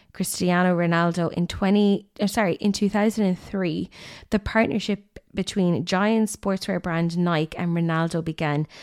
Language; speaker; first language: English; native; English